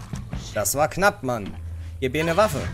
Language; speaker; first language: German; native; German